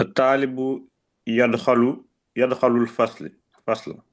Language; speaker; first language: Arabic; non-native, learner; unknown